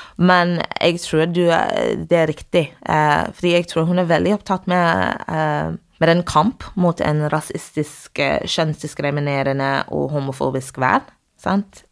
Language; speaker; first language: Norwegian; non-native, fluent; English